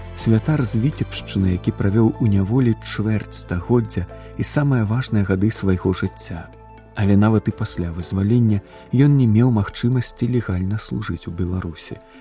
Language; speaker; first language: Belarusian; native; Belarusian